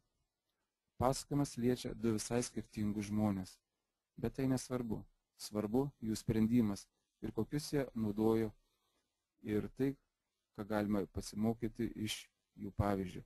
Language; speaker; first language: Lithuanian; native; Lithuanian